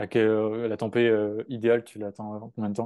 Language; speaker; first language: French; native; French